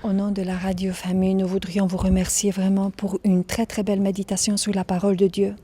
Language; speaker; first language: French; non-native, fluent; Polish